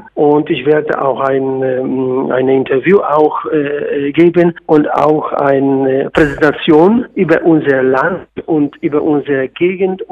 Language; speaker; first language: German; non-native, fluent; Polish